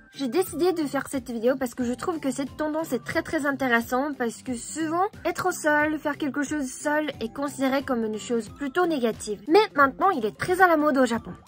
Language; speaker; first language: French; non-native, fluent; Japanese